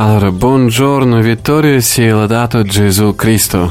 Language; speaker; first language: Italian; non-native, fluent; Ukrainian